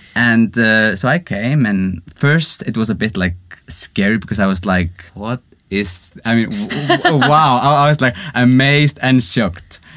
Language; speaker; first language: English; non-native, fluent; Icelandic